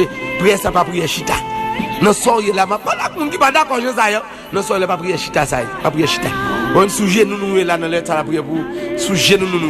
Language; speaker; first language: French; non-native, local second language; Haitian Creole